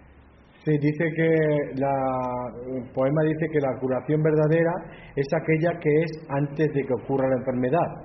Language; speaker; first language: Spanish; native; Spanish